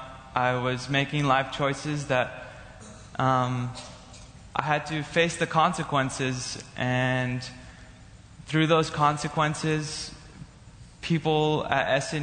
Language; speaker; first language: English; native; English